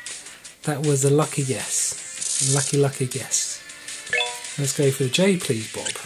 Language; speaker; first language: English; native; English